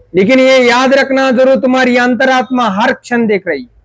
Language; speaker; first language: Hindi; non-native, local second language; Marathi